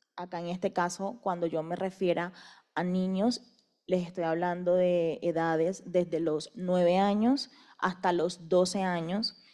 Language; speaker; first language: Spanish; native; Spanish